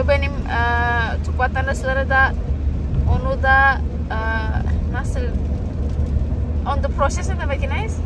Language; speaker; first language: Turkish; non-native, learner; Indonesian